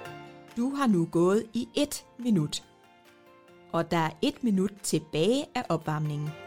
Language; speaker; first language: Danish; native; Danish